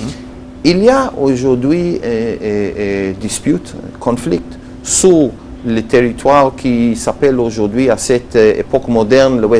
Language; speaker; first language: French; non-native, learner; Hebrew